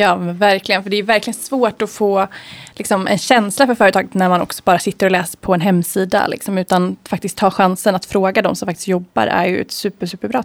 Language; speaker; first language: Swedish; native; Swedish